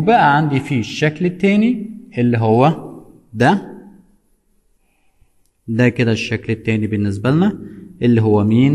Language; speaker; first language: Arabic; native; Arabic